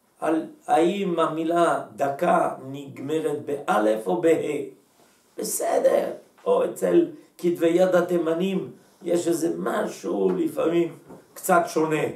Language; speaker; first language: Hebrew; native; Hebrew